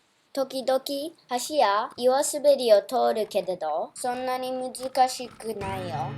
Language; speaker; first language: Japanese; early bilingual, heritage; Japanese